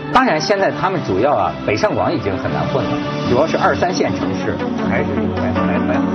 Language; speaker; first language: Chinese; native; Chinese